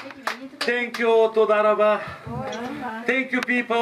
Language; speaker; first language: English; non-native, learner; Bulgarian